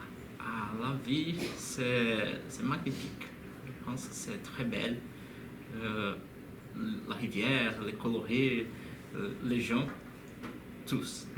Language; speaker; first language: French; non-native, learner; Spanish